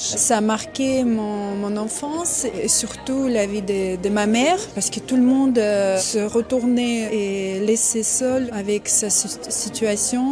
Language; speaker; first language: French; non-native, fluent; Russian